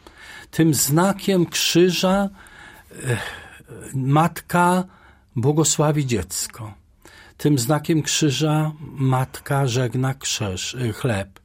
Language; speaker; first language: Polish; native; Polish